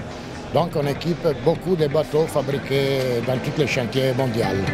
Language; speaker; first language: French; non-native, fluent; Italian